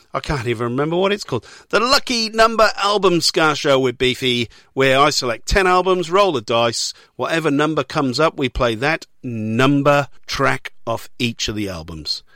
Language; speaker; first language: English; native; English